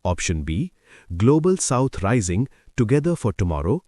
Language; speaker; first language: English; non-native, local second language; Hindi